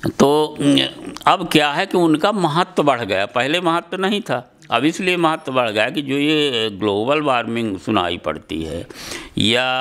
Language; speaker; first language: Hindi; native; Hindi